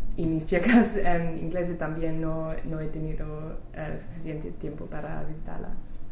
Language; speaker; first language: Spanish; non-native, fluent; English